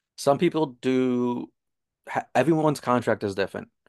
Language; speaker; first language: English; native; English